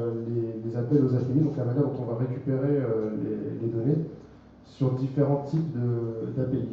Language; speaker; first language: French; native; French